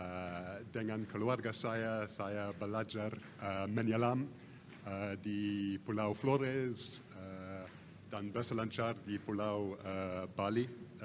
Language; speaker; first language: Indonesian; non-native, fluent; English